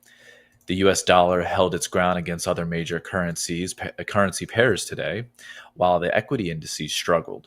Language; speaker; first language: English; native; English